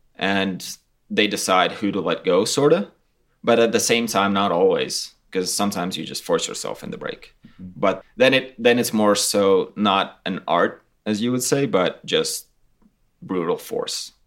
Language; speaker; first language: English; non-native, fluent; Latvian